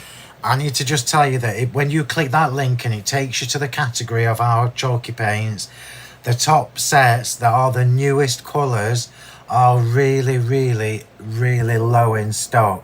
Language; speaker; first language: English; native; English